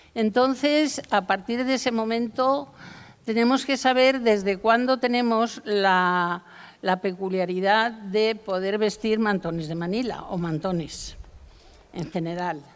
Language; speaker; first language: Spanish; native; Spanish